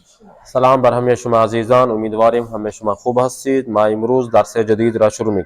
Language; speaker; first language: Persian; non-native, fluent; Urdu